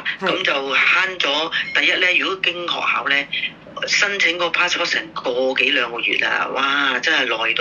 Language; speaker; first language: Cantonese; native; Cantonese